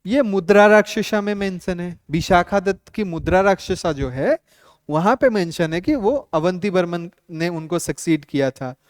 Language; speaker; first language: Hindi; non-native, local second language; Assamese